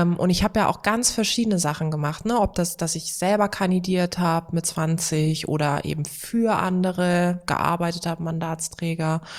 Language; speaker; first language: German; early bilingual, other home language; Turkish